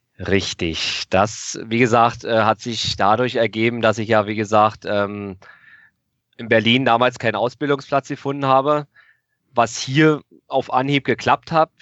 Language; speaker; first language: German; native; German